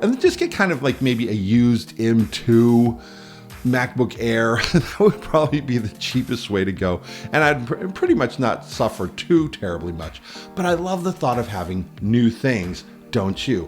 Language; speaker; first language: English; native; English